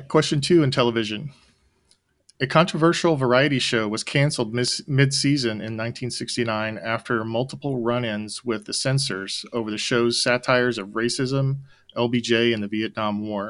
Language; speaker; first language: English; native; English